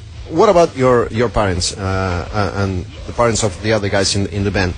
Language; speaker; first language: English; non-native, fluent; Spanish